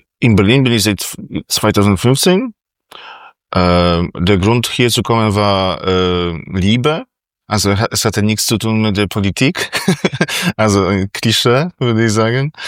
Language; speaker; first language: German; non-native, fluent; Polish